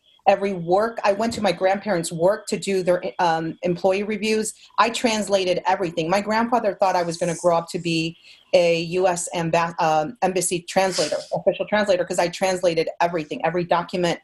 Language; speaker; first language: English; early bilingual, other home language; Spanish